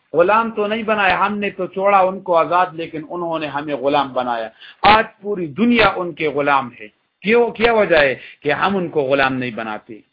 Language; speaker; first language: Urdu; non-native, local second language; Pashto